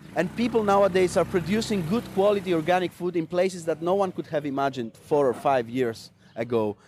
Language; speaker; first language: English; non-native, fluent; Greek